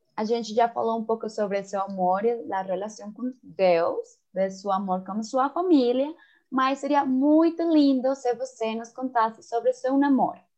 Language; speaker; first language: Portuguese; non-native, learner; Spanish